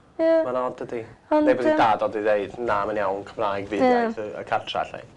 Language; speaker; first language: Welsh; non-native, local second language; English